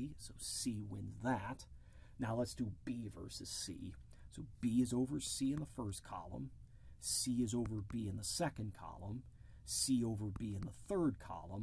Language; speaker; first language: English; native; English